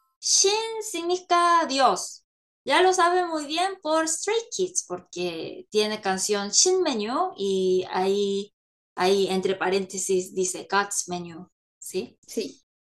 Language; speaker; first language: Spanish; non-native, fluent; Korean